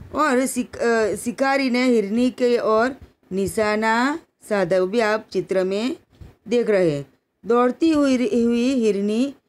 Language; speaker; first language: Hindi; non-native, local second language; Gujarati